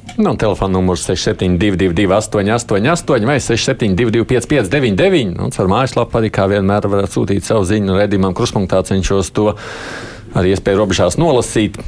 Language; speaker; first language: Latvian; native; Latvian